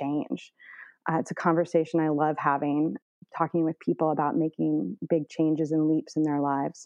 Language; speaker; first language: English; native; English